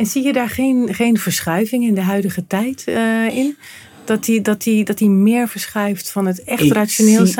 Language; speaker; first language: Dutch; native; Dutch